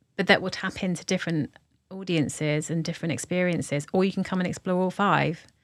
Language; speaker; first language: English; native; English